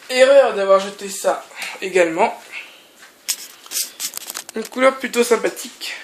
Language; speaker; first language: French; native; French